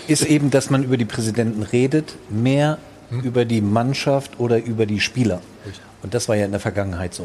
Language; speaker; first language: German; native; German